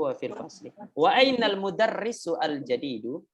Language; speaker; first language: Arabic; non-native, fluent; Indonesian